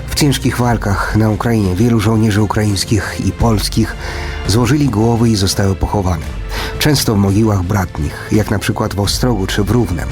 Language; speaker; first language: Polish; non-native, fluent; Ukrainian